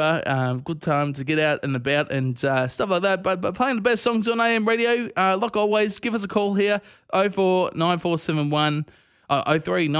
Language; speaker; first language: English; native; English